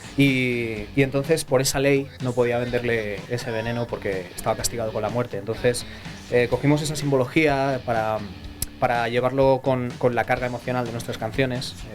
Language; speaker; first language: Spanish; native; Spanish